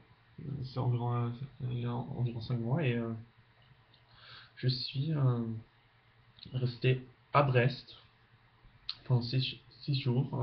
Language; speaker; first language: French; non-native, fluent; Dutch